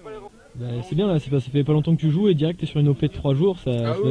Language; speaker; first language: French; native; French